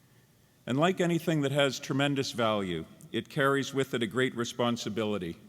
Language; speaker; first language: English; native; English